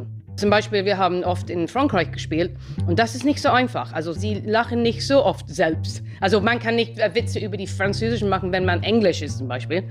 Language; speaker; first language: German; non-native, fluent; English